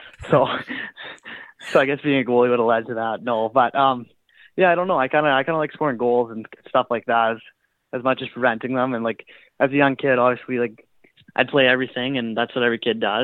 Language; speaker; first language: English; native; English